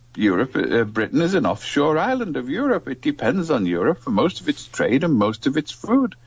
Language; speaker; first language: English; native; English